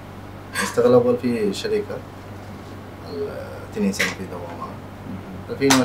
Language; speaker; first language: Arabic; non-native, learner; Bangla